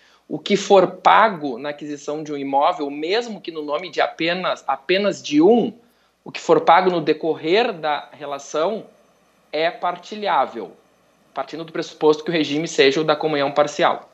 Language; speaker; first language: Portuguese; native; Portuguese